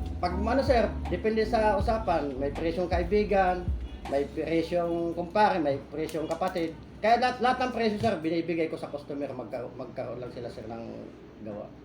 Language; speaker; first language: Filipino; non-native, local second language; Bikol